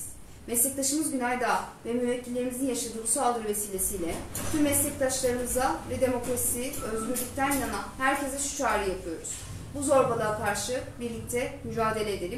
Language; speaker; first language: Turkish; native; Turkish